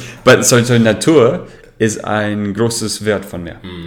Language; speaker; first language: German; non-native, learner; English